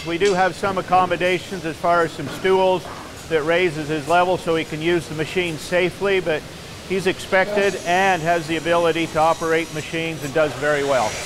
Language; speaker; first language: English; native; English